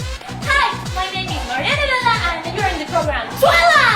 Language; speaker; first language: English; non-native, learner; Spanish